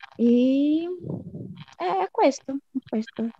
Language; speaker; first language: Italian; non-native, learner; Portuguese